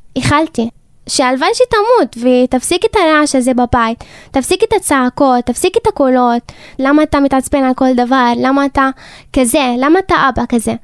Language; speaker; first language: Hebrew; non-native, local second language; Arabic